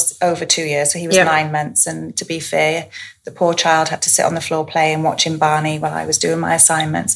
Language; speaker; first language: English; native; English